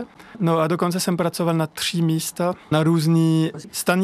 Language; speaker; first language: Czech; non-native, learner; French